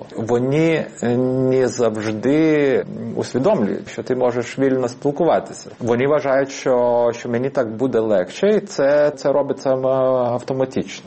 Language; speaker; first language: Ukrainian; non-native, fluent; Lithuanian